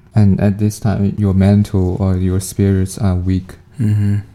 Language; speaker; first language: English; non-native, learner; Chinese